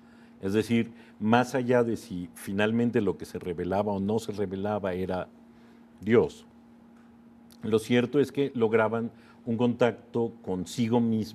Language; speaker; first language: Spanish; native; Spanish